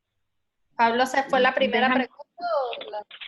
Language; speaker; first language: Spanish; native; Spanish